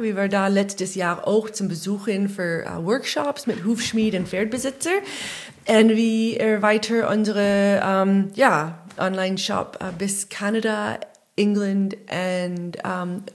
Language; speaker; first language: German; non-native, learner; English